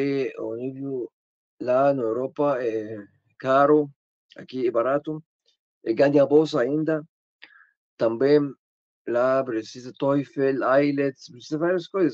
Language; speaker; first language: Portuguese; non-native, learner; Arabic